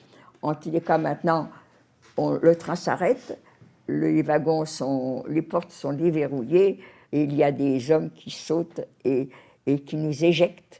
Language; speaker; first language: French; native; French